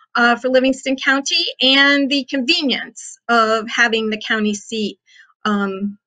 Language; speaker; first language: English; native; English